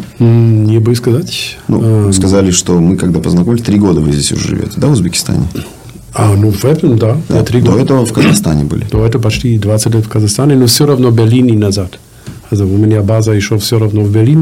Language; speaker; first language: Russian; non-native, learner; German